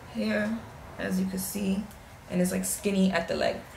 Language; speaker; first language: English; native; English